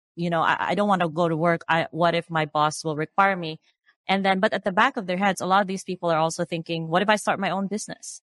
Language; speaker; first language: English; non-native, local second language; Cebuano